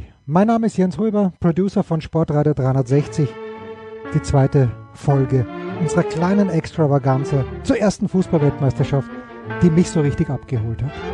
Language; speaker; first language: German; native; German